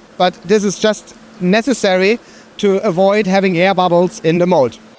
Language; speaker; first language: English; non-native, fluent; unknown